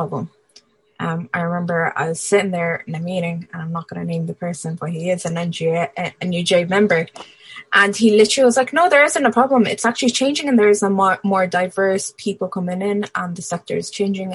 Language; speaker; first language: English; native; English